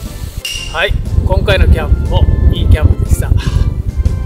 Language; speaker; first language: Japanese; native; Japanese